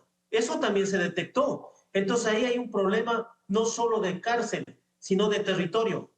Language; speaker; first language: Spanish; native; Spanish